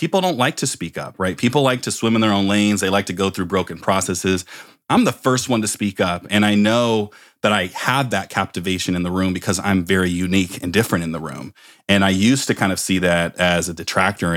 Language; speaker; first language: English; native; English